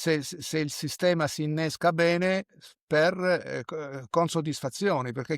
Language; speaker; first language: Italian; native; Italian